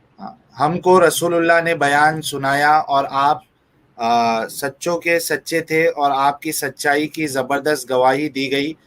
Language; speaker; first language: Hindi; native; Hindi